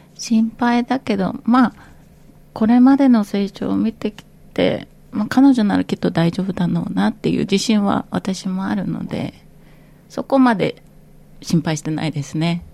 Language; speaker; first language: Japanese; native; Japanese